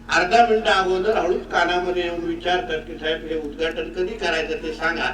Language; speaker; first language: Marathi; native; Marathi